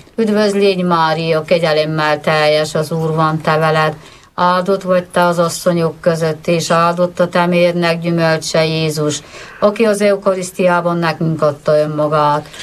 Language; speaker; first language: Hungarian; native; Hungarian